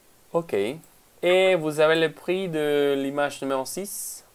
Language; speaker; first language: French; non-native, fluent; Spanish